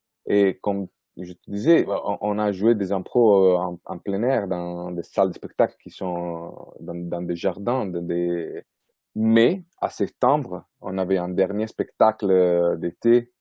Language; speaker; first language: French; non-native, fluent; Italian